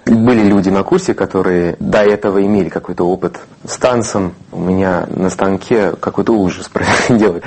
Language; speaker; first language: Russian; non-native, fluent; English